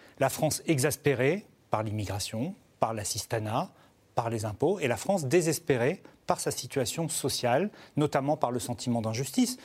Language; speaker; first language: French; native; French